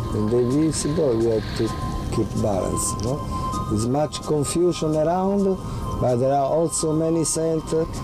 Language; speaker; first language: English; non-native, learner; Italian